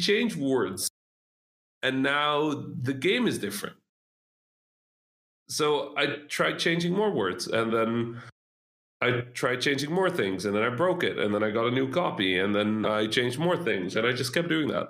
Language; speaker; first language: English; non-native, fluent; Dutch